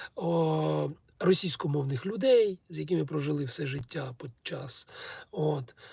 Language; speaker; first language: Ukrainian; non-native, local second language; Russian